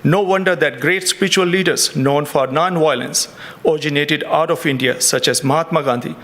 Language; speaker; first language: English; non-native, fluent; German